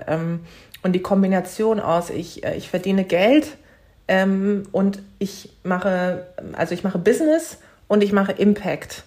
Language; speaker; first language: German; early bilingual, other home language; Turkish